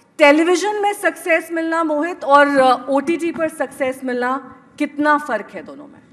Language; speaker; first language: Hindi; native; Hindi